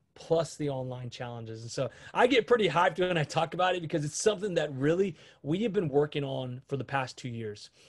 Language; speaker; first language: English; native; English